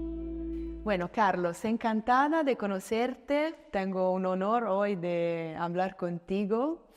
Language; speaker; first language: Spanish; non-native, fluent; Italian